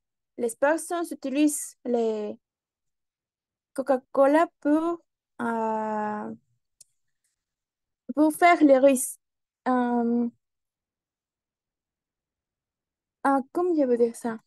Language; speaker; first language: French; non-native, learner; Spanish